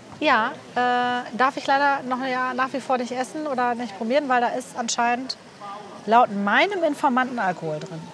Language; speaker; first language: German; native; German